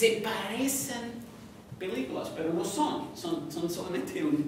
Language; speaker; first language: Spanish; non-native, fluent; English